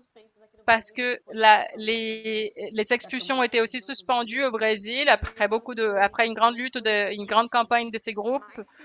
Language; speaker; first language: French; non-native, fluent; Portuguese